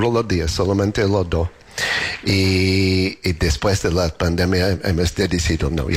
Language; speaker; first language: Spanish; non-native, learner; English